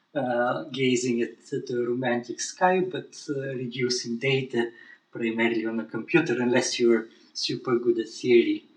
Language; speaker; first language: English; non-native, fluent; Bulgarian